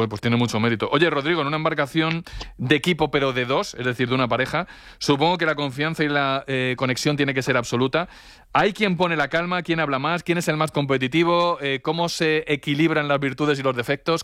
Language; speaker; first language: Spanish; native; Spanish